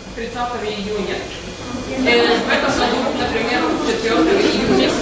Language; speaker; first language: Russian; non-native, fluent; Latvian